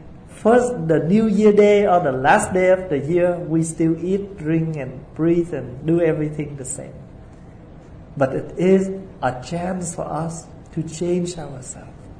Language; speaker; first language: English; non-native, fluent; Vietnamese